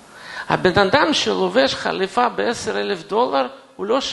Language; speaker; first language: Hebrew; non-native, fluent; Russian